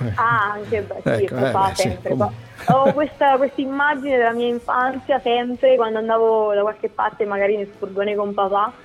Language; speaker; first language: Italian; native; Italian